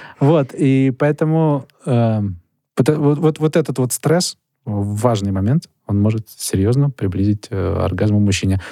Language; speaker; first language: Russian; native; Russian